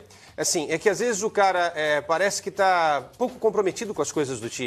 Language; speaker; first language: Portuguese; native; Portuguese